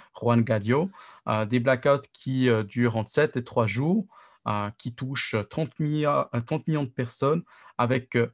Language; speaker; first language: French; native; French